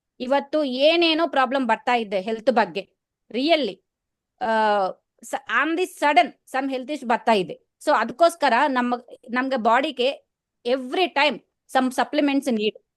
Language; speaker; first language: Kannada; non-native, learner; Telugu